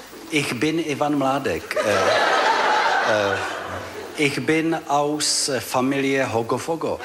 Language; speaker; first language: German; non-native, learner; Czech